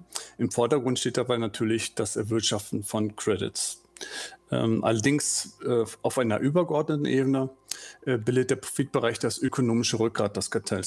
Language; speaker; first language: German; native; German